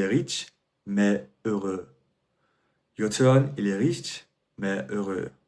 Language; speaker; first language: French; non-native, fluent; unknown